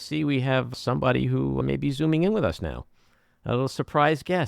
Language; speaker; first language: English; native; English